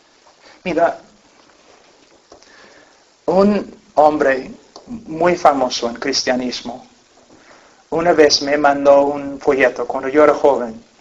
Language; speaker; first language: Spanish; non-native, fluent; English